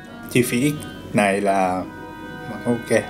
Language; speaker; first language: Vietnamese; non-native, learner; Japanese